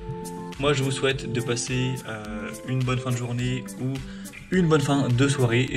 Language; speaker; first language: French; native; French